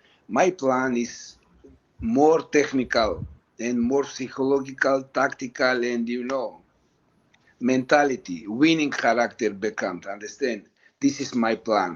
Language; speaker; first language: English; non-native, learner; Georgian